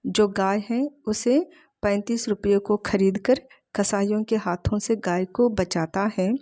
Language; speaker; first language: Hindi; non-native, local second language; Telugu